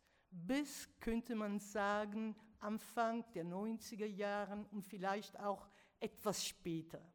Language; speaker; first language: German; non-native, fluent; Italian